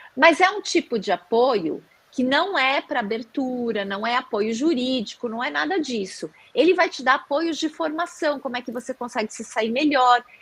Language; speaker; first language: Portuguese; native; Portuguese